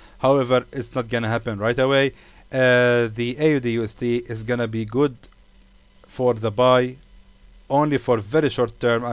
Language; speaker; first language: English; non-native, fluent; Arabic